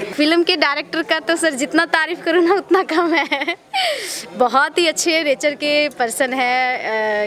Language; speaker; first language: Hindi; native; Hindi